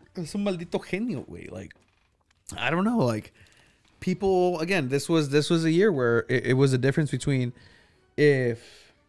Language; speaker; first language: English; early bilingual, other home language; Spanish